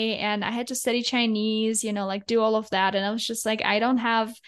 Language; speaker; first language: English; non-native, fluent; Russian